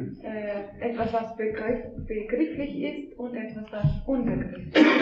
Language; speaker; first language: German; non-native, fluent; Italian